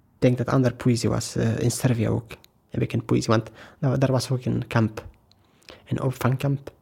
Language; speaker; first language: Dutch; non-native, learner; Persian